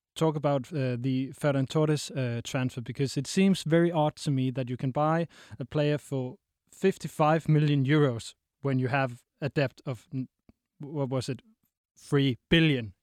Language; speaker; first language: English; non-native, fluent; Danish